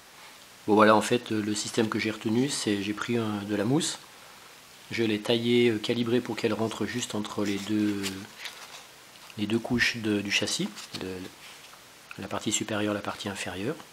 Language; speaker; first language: French; native; French